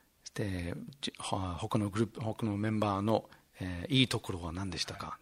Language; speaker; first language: Japanese; non-native, fluent; English